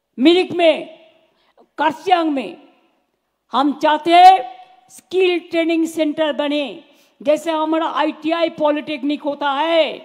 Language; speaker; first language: Hindi; non-native, local second language; Bangla